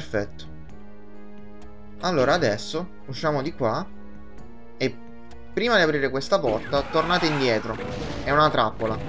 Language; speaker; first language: Italian; native; Italian